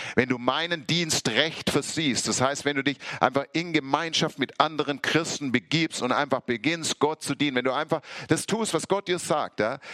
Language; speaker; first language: German; native; German